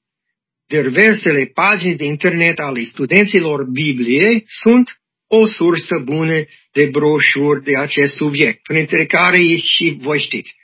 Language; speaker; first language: Romanian; non-native, learner; English